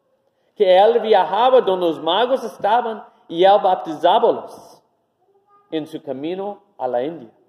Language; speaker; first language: Spanish; non-native, fluent; English